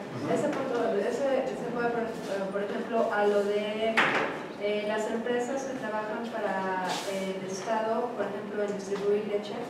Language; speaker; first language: Spanish; native; Spanish